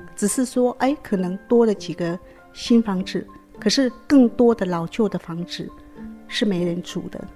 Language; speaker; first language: Chinese; native; Chinese